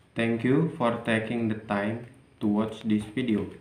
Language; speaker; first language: English; non-native, learner; Indonesian